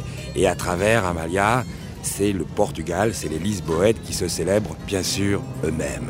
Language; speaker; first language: French; native; French